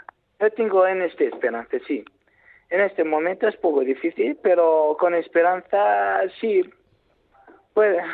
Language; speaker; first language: Spanish; non-native, learner; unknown